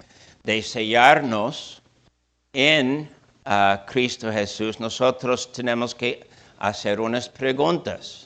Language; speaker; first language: Spanish; non-native, fluent; English